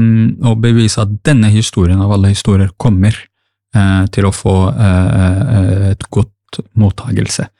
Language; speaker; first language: Norwegian; non-native, fluent; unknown